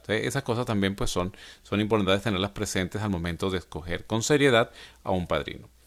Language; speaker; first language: Spanish; native; Spanish